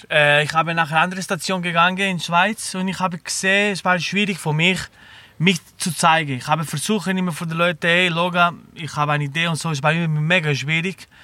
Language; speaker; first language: German; non-native, learner; Spanish